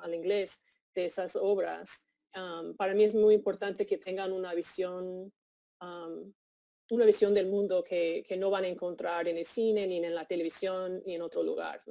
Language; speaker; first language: Spanish; non-native, fluent; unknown